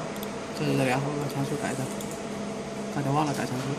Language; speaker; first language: Chinese; native; Chinese